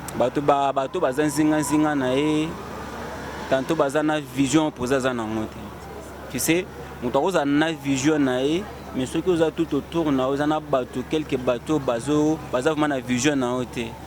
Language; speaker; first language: Lingala; non-native, local second language; Luba-Lulua